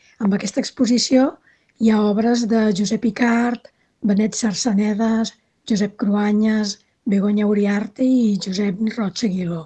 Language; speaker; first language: Catalan; native; Catalan